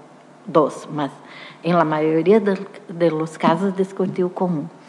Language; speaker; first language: Spanish; non-native, fluent; Portuguese